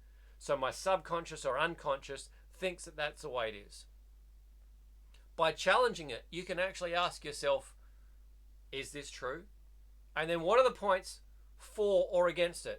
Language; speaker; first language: English; native; English